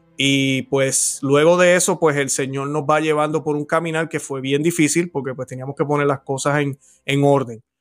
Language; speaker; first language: Spanish; native; Spanish